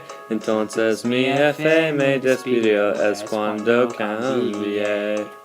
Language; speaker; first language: Spanish; non-native, learner; English